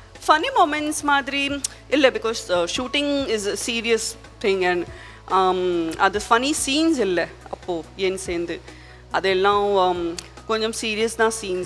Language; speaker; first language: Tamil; non-native, learner; Gujarati